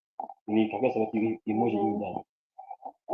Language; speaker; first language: Russian; non-native, learner; English